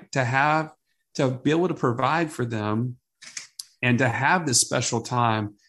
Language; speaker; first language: English; native; English